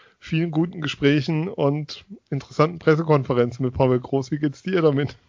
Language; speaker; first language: German; native; German